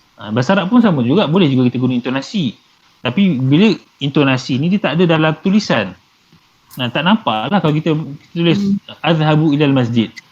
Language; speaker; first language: Malay; native; Malay